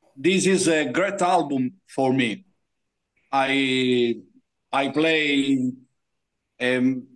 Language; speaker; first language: English; non-native, learner; Italian